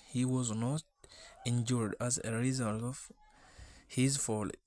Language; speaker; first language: English; non-native, local second language; Amharic